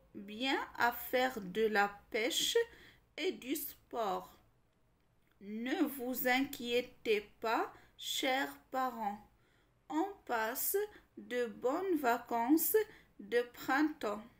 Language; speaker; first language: French; non-native, local second language; Arabic